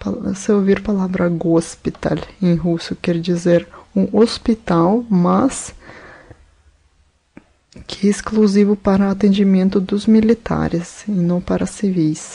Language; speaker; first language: Portuguese; non-native, fluent; Russian